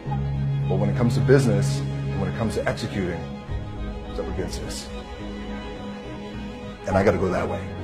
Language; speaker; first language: English; native; English